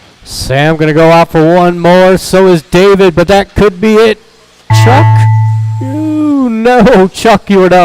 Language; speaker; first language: English; native; English